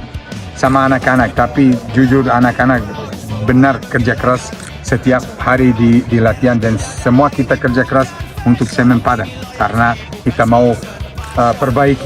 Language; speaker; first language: Indonesian; non-native, learner; Serbian